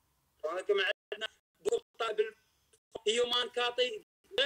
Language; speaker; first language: Italian; non-native, learner; Arabic